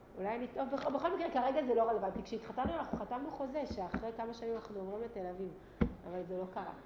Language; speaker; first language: Hebrew; native; Hebrew